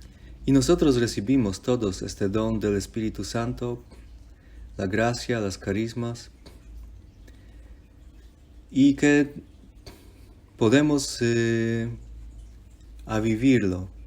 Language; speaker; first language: Spanish; non-native, fluent; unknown